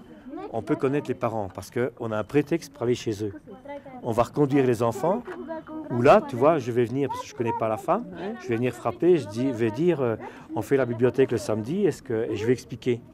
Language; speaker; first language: French; native; French